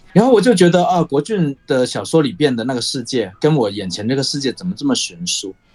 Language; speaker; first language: Chinese; non-native, local second language; Cantonese